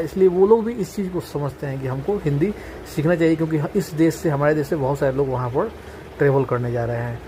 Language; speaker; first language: Hindi; non-native, local second language; Bhojpuri